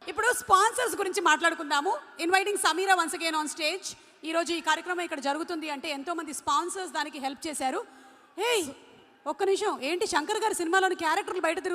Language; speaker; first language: Telugu; native; Telugu